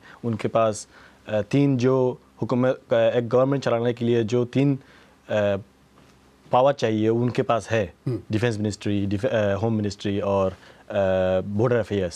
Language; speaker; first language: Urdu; non-native, fluent; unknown